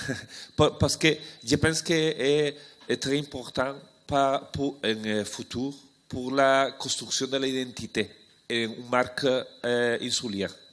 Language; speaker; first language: French; non-native, learner; Spanish